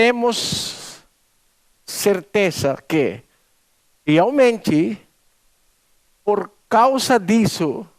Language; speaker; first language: Portuguese; non-native, learner; Filipino